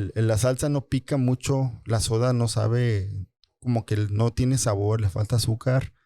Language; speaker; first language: Spanish; early bilingual, other home language; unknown